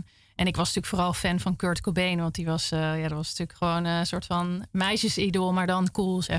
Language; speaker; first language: Dutch; native; Dutch